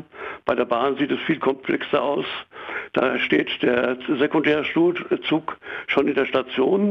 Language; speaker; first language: German; native; German